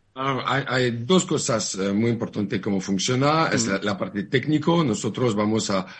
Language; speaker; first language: Spanish; non-native, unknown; French